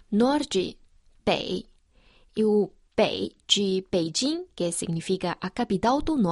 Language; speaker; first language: Portuguese; non-native, fluent; Chinese